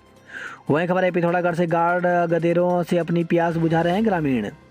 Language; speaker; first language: Hindi; native; Hindi